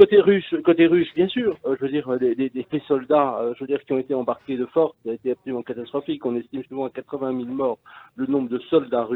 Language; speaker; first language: French; native; French